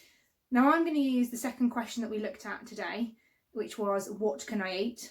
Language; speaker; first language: English; native; English